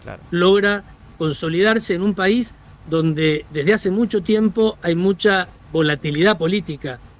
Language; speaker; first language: Spanish; native; Spanish